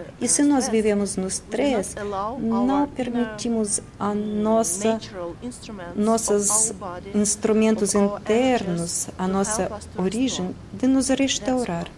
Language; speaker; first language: Portuguese; non-native, fluent; Russian